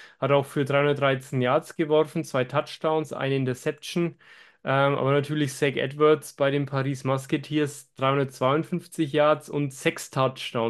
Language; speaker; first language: German; native; German